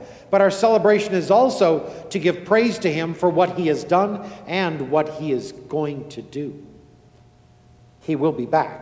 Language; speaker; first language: English; native; English